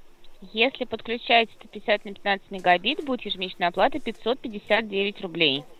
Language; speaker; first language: Russian; native; Russian